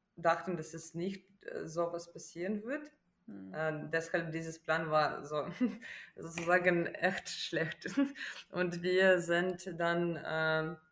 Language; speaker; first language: German; non-native, fluent; Ukrainian